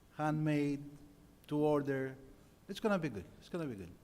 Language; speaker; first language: English; non-native, fluent; Greek